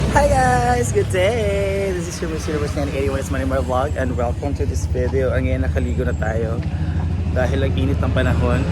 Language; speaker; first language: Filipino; non-native, local second language; Cebuano